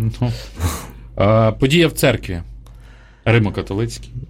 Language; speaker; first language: Polish; non-native, learner; Ukrainian